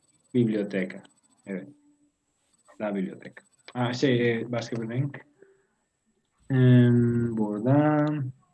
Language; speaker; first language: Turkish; non-native, learner; Spanish